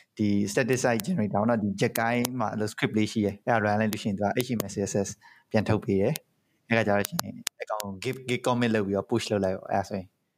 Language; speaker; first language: Burmese; native; Burmese